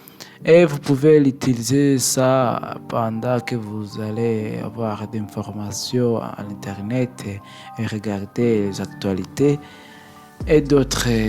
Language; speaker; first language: French; non-native, learner; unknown